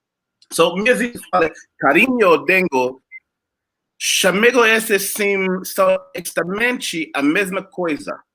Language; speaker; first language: Portuguese; non-native, learner; English